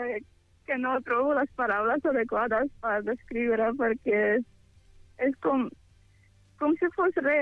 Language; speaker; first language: Catalan; non-native, fluent; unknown